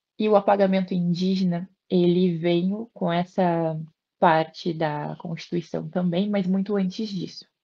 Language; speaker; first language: Portuguese; native; Portuguese